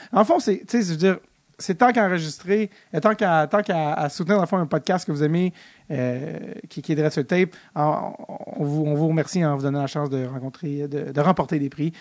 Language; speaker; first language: French; native; French